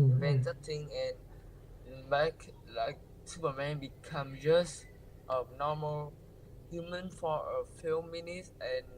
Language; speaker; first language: English; non-native, learner; Vietnamese